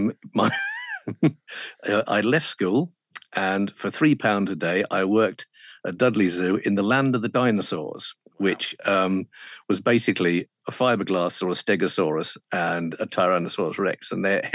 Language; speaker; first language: English; native; English